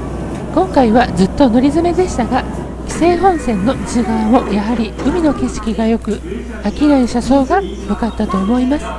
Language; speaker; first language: Japanese; native; Japanese